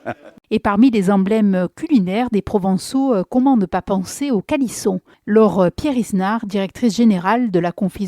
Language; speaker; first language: French; native; French